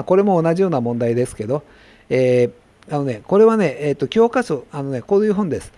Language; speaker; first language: Japanese; native; Japanese